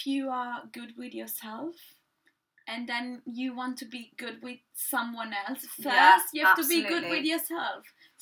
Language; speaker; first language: English; non-native, fluent; Italian